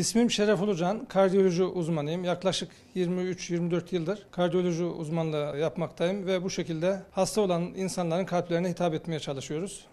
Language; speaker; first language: Turkish; native; Turkish